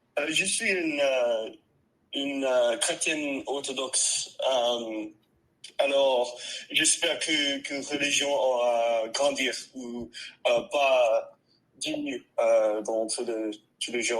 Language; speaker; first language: French; non-native, learner; English